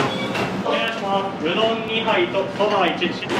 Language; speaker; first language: Japanese; native; Japanese